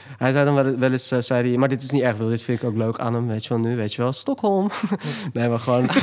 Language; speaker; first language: Dutch; early bilingual, other home language; Turkish